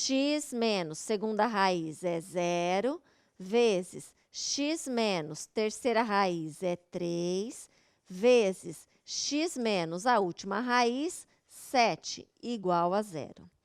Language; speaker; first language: Portuguese; native; Portuguese